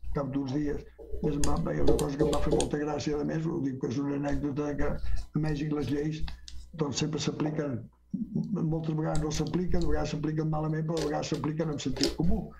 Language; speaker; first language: Catalan; early bilingual, heritage; Catalan